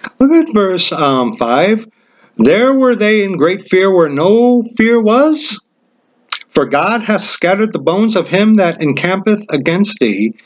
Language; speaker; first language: English; native; English